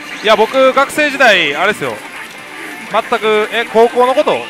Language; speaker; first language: Japanese; native; Japanese